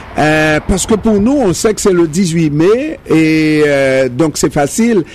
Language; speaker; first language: French; non-native, local second language; Haitian Creole